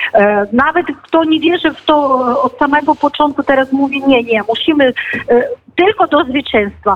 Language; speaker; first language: Polish; non-native, fluent; Ukrainian